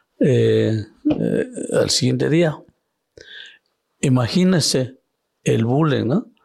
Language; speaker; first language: Spanish; non-native, local second language; Zapotec